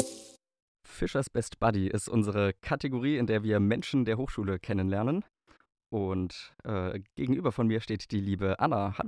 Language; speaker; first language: German; native; German